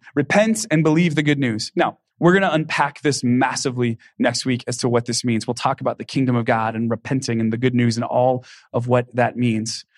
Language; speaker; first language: English; native; English